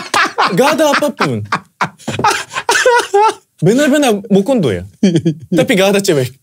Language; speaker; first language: Indonesian; non-native, fluent; Korean